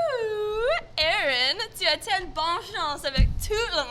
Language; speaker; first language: French; non-native, local second language; English